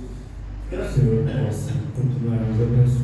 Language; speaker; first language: Portuguese; native; Portuguese